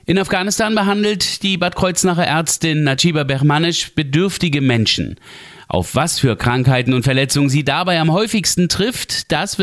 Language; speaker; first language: German; native; German